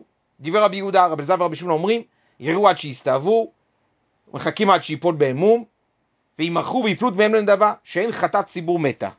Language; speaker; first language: Hebrew; native; Hebrew